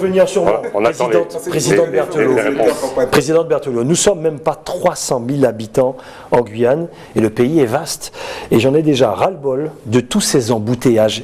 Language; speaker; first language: French; native; French